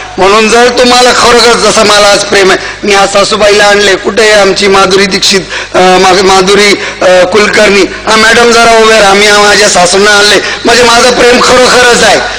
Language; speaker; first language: Marathi; non-native, local second language; Urdu